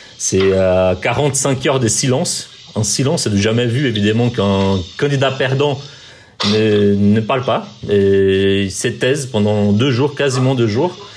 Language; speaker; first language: French; non-native, fluent; Portuguese